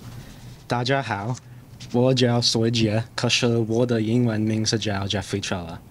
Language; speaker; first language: Chinese; non-native, learner; English